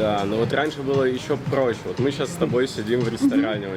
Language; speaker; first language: Russian; native; Russian